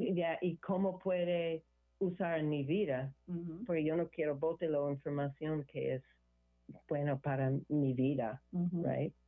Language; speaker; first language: Spanish; non-native, learner; English